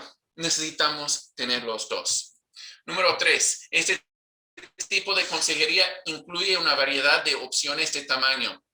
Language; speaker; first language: Spanish; non-native, fluent; English